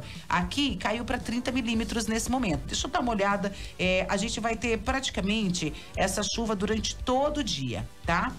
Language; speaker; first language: Portuguese; native; Portuguese